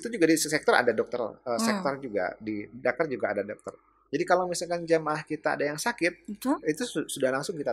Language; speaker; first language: Indonesian; native; Indonesian